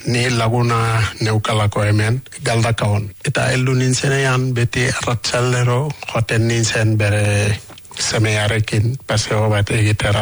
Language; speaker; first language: Basque; non-native, learner; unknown